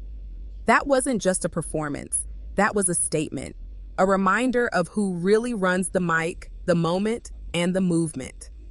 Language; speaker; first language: English; native; English